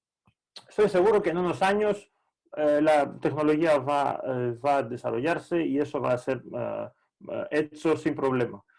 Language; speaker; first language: Spanish; non-native, fluent; Greek